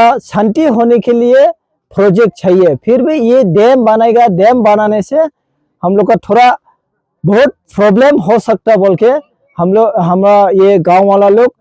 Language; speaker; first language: Hindi; non-native, local second language; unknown